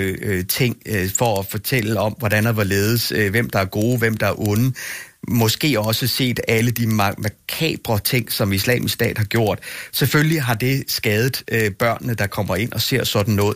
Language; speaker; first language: Danish; native; Danish